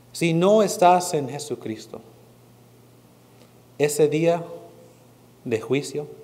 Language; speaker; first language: Spanish; non-native, fluent; English